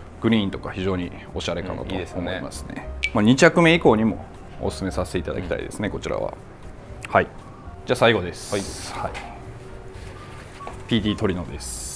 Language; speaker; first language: Japanese; native; Japanese